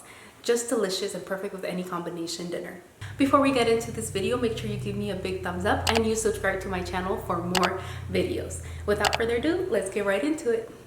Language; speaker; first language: English; early bilingual, other home language; Spanish